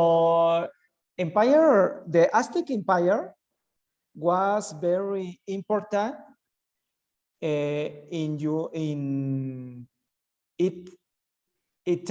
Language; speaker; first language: English; non-native, learner; Spanish